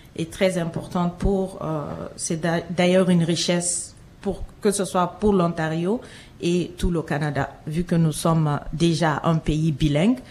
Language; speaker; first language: French; non-native, local second language; Fula